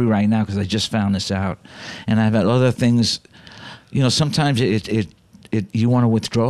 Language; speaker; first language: English; native; English